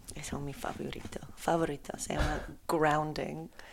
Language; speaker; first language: Spanish; non-native, learner; Polish